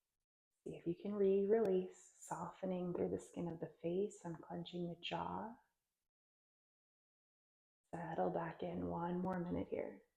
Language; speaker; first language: English; native; English